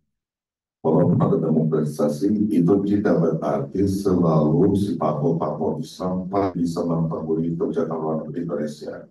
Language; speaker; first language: Indonesian; non-native, fluent; Turkish